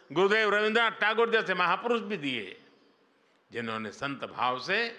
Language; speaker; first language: Hindi; non-native, local second language; Gujarati